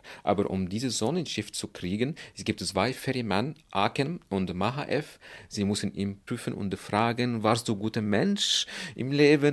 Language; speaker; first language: German; non-native, fluent; Arabic